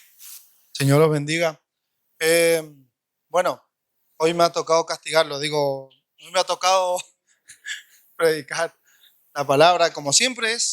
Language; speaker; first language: Spanish; native; Spanish